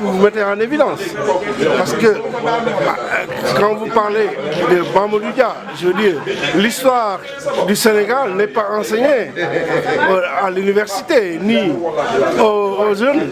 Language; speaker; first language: French; non-native, local second language; Wolof